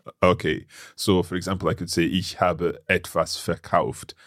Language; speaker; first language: German; non-native, learner; English